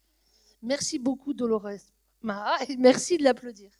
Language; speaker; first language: French; native; French